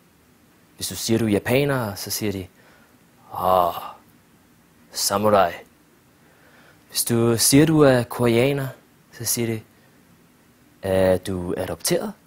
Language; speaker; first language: Danish; early bilingual, other home language; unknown